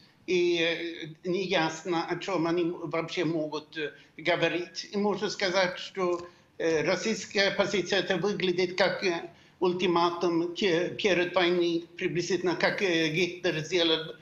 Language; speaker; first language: Russian; non-native, fluent; Swedish